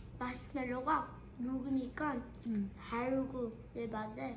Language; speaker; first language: Korean; early bilingual, heritage; Korean